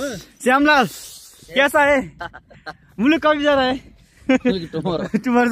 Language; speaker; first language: Hindi; non-native, learner; Nepali